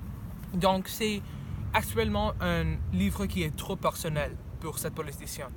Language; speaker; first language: French; non-native, learner; English